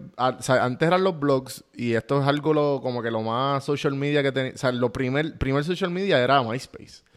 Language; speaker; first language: Spanish; native; Spanish